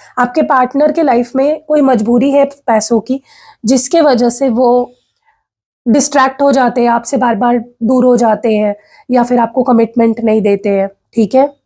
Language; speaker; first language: Hindi; non-native, local second language; Marathi